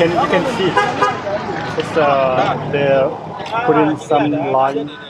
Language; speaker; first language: English; non-native, fluent; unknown